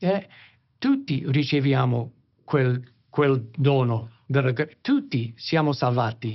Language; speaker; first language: Italian; non-native, fluent; English